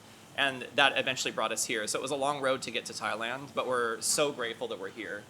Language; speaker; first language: English; native; English